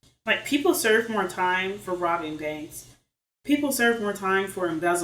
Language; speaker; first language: English; native; English